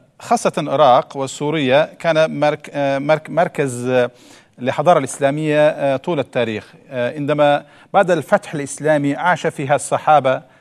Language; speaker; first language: Arabic; non-native, fluent; Turkish